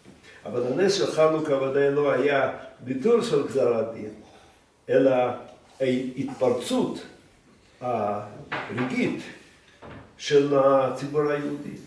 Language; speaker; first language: Hebrew; non-native, fluent; Russian